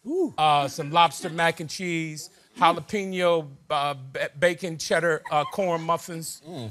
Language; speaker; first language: English; native; English